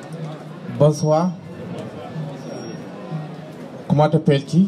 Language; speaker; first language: French; non-native, learner; Arabic